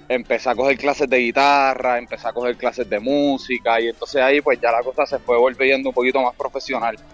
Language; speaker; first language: Spanish; native; Spanish